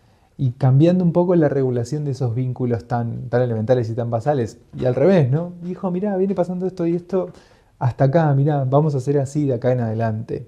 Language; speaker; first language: Spanish; native; Spanish